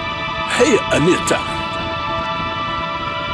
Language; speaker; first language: Portuguese; native; Portuguese